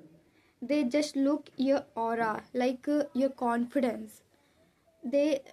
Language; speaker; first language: English; non-native, learner; Hindi